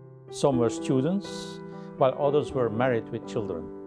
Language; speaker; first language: English; non-native, fluent; Dutch